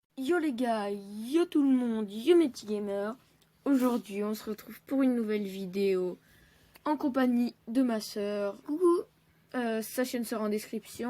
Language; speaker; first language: French; native; French